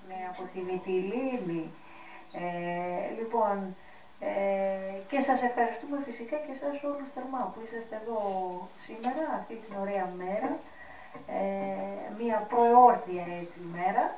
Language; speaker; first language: Greek; native; Greek